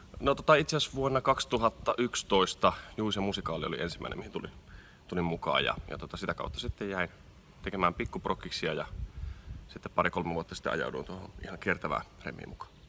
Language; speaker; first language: Finnish; native; Finnish